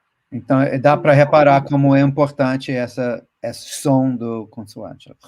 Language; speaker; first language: Portuguese; non-native, fluent; English